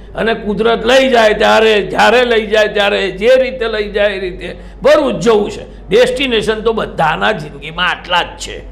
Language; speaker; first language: Gujarati; native; Gujarati